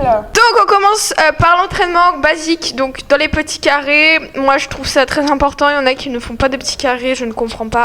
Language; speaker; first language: French; native; French